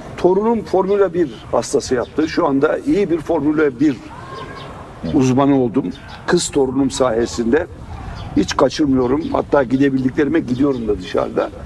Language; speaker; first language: Turkish; native; Turkish